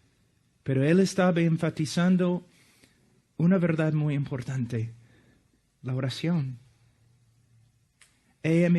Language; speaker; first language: Spanish; non-native, fluent; English